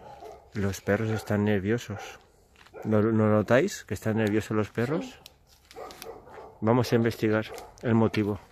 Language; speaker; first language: Spanish; native; Spanish